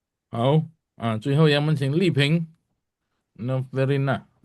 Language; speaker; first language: Chinese; non-native, fluent; Indonesian